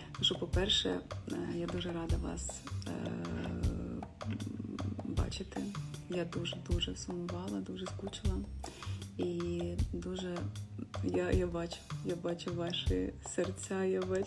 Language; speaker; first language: Ukrainian; non-native, local second language; Russian